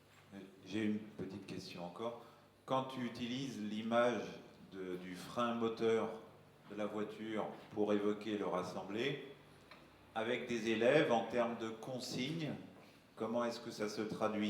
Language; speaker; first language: French; native; French